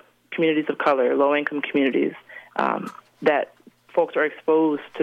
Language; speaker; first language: English; native; English